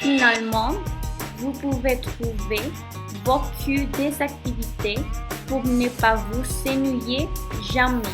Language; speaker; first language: French; non-native, learner; Spanish